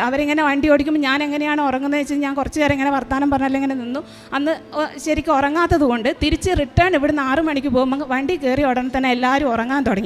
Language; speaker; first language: Malayalam; native; Malayalam